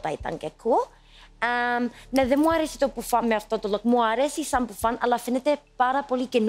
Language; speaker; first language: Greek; early bilingual, heritage; Greek